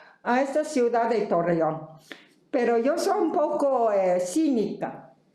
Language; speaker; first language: Spanish; non-native, fluent; Chinese